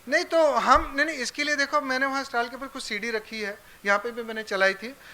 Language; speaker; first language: Hindi; non-native, local second language; Marathi